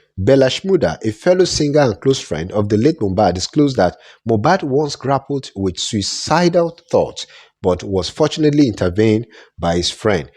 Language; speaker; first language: English; non-native, local second language; Yoruba